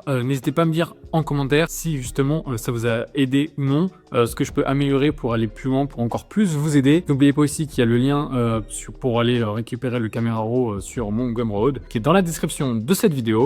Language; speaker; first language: French; native; French